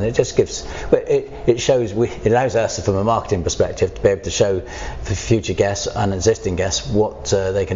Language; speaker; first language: English; native; English